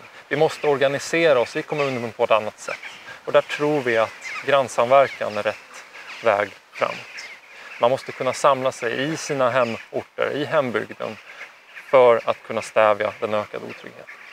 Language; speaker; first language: Swedish; native; Swedish